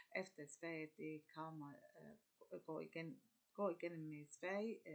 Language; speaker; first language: Danish; non-native, learner; Arabic